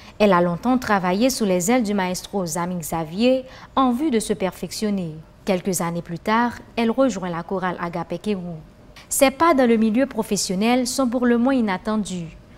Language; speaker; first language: French; non-native, local second language; Haitian Creole